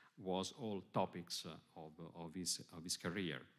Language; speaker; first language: English; non-native, fluent; Italian